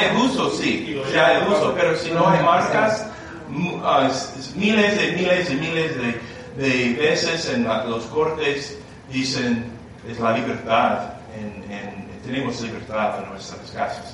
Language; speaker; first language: Spanish; non-native, learner; English